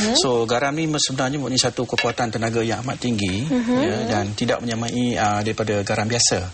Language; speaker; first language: Malay; native; Malay